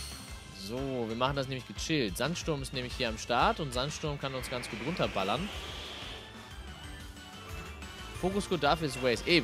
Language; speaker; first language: German; native; German